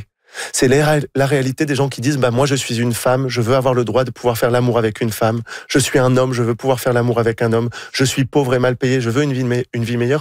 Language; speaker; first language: French; native; French